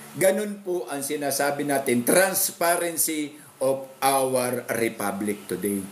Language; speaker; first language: Filipino; non-native, local second language; Cebuano